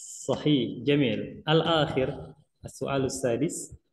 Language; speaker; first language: Arabic; non-native, fluent; Indonesian